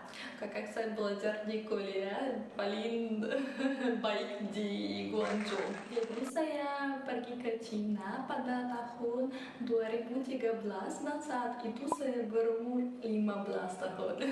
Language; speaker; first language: Indonesian; early bilingual, other home language; Russian